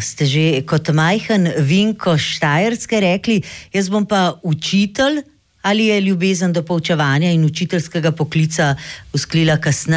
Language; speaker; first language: Slovenian; native; Slovenian